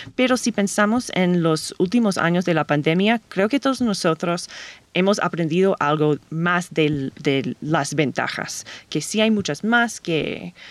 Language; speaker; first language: Spanish; non-native, fluent; English